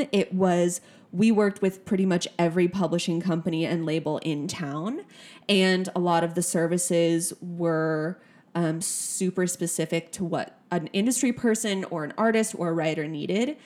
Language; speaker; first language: English; native; English